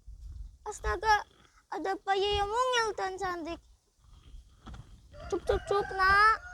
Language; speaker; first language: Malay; non-native, local second language; Javanese